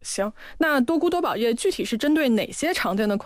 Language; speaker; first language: Chinese; native; Chinese